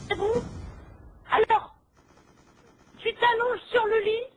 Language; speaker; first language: French; native; French